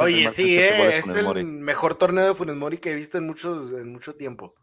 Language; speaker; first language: Spanish; native; Spanish